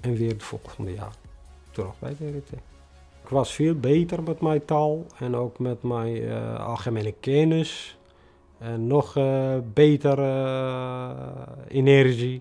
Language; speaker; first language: Dutch; non-native, fluent; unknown